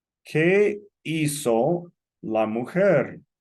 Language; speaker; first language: Spanish; non-native, fluent; English